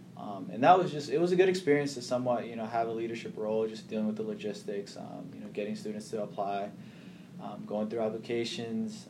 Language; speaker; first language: English; early bilingual, other home language; Somali